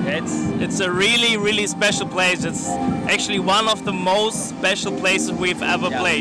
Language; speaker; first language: English; non-native, fluent; German